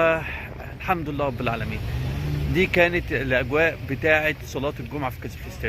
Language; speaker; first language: Arabic; native; Arabic